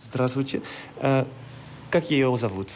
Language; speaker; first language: Russian; non-native, learner; Dutch